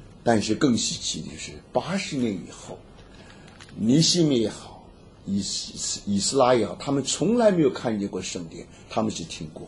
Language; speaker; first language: Chinese; native; Chinese